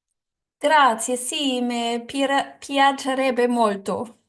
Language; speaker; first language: Italian; non-native, learner; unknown